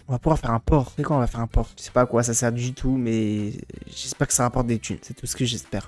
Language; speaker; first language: French; native; French